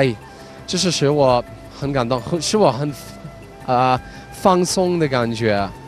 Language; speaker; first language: Chinese; non-native, fluent; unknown